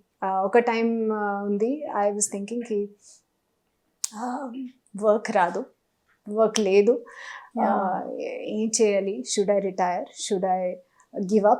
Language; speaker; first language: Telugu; non-native, fluent; Hindi